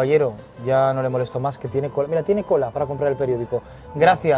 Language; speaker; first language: Spanish; native; Spanish